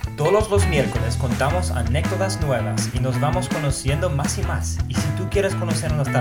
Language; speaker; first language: Spanish; non-native, fluent; English